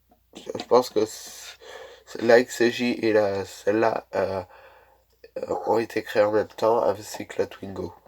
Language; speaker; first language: French; native; French